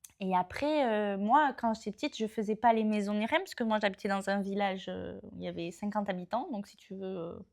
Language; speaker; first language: French; native; French